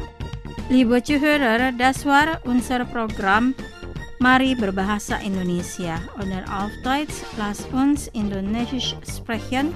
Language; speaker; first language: German; non-native, fluent; Indonesian